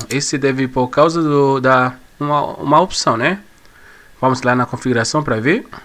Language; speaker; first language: Portuguese; non-native, fluent; Haitian Creole